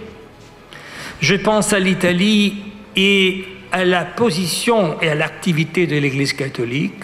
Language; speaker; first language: French; non-native, fluent; Italian